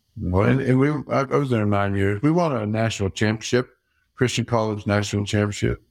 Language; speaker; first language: English; early bilingual, other home language; Dutch